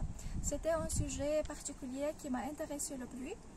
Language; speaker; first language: French; non-native, fluent; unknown